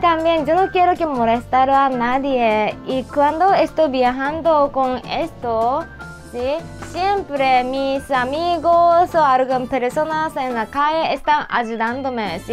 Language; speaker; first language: Spanish; non-native, learner; Japanese